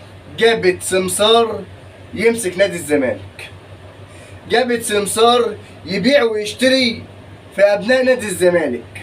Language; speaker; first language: Arabic; native; Arabic